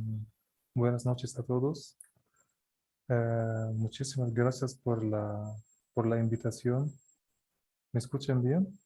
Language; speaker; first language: Spanish; non-native, fluent; Arabic